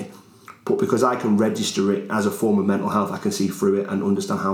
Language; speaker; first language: English; native; English